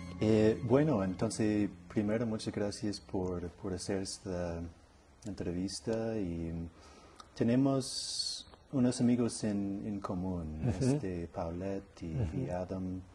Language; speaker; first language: Spanish; non-native, learner; English